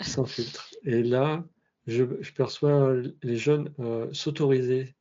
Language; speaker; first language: French; native; French